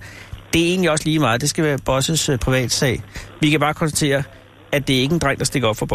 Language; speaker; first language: Danish; native; Danish